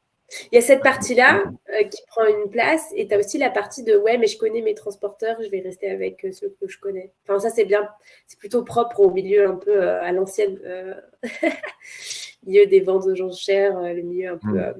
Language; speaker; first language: French; native; French